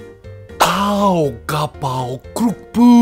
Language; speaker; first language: Thai; non-native, learner; Japanese